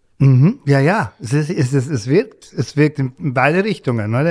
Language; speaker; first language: German; non-native, fluent; English